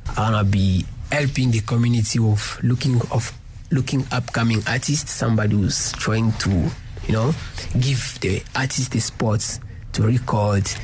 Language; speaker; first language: English; non-native, learner; Lingala